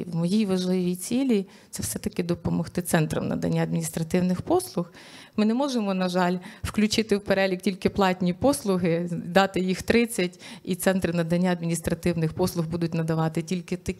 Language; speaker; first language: Ukrainian; native; Ukrainian